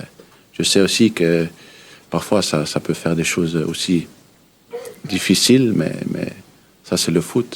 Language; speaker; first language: French; early bilingual, heritage; Danish